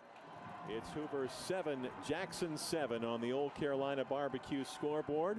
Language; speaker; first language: English; native; English